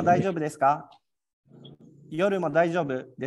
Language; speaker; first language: Japanese; native; Japanese